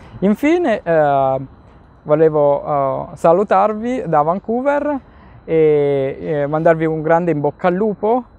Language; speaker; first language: Italian; native; Italian